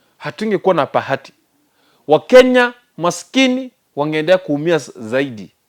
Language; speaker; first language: Swahili; non-native, local second language; Gusii